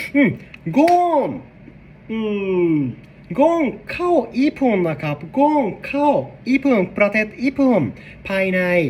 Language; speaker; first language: Thai; non-native, learner; Japanese